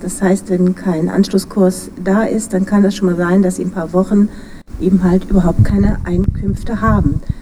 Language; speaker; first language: German; native; German